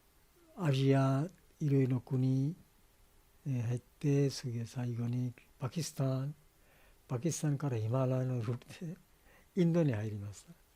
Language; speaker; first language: Japanese; non-native, fluent; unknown